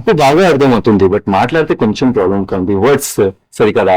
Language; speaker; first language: Telugu; non-native, learner; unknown